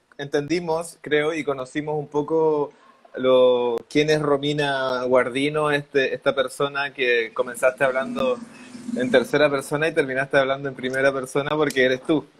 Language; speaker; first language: Spanish; native; Spanish